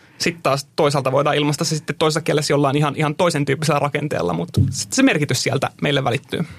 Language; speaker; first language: Finnish; native; Finnish